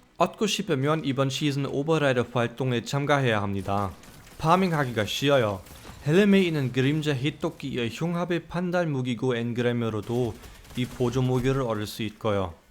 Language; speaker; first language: Korean; non-native, fluent; German